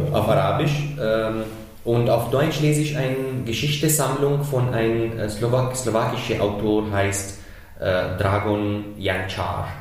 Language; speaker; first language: German; non-native, fluent; Arabic